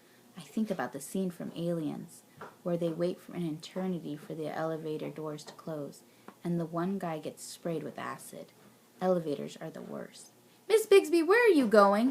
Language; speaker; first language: English; native; English